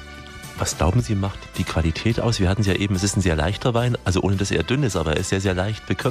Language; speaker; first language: German; native; German